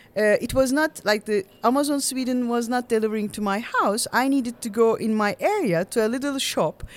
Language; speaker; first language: English; non-native, fluent; Turkish